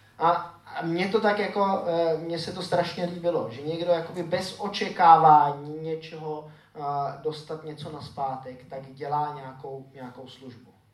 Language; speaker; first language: Czech; native; Czech